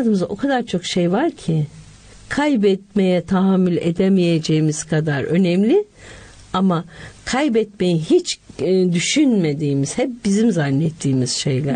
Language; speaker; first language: Turkish; native; Turkish